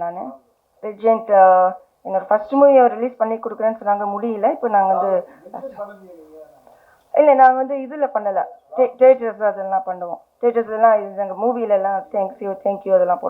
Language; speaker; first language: Tamil; early bilingual, heritage; Tamil